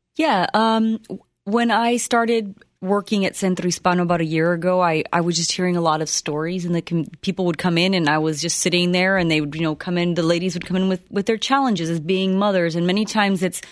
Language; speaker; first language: English; early bilingual, other home language; Spanish